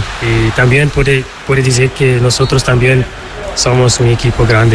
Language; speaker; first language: Spanish; non-native, learner; Portuguese